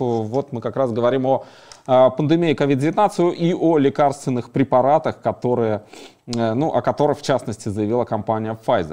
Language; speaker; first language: Russian; native; Russian